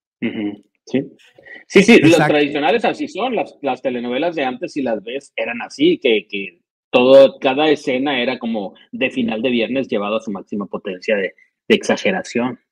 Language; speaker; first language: Spanish; native; Spanish